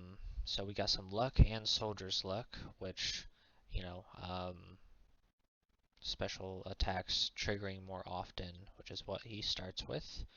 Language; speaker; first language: English; native; English